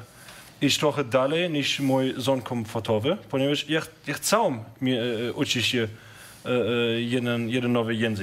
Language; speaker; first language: Polish; non-native, learner; German